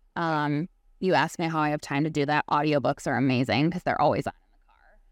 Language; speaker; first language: English; native; English